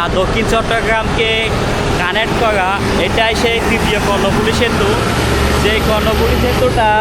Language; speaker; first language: Bangla; native; Bangla